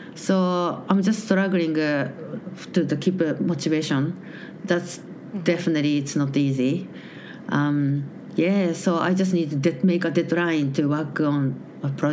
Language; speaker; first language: English; non-native, learner; Japanese